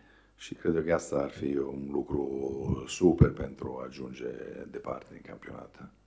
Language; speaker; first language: Romanian; non-native, fluent; Italian